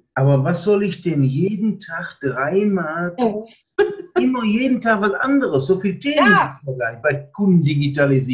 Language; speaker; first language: German; native; German